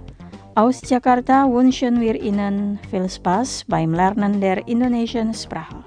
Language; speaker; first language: German; non-native, fluent; Indonesian